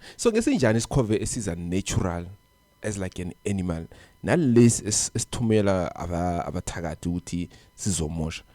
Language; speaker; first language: Zulu; non-native, local second language; South Ndebele